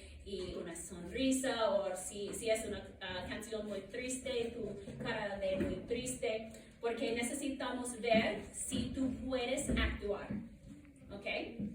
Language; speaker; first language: Spanish; non-native, learner; English